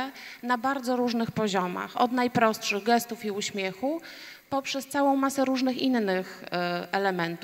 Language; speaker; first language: Polish; native; Polish